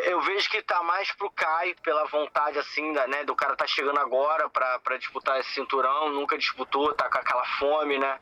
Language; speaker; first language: Portuguese; native; Portuguese